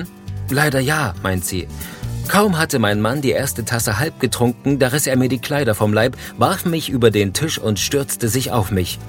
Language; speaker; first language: German; native; German